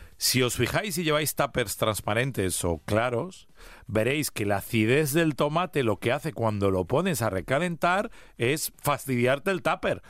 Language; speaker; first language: Spanish; early bilingual, heritage; Spanish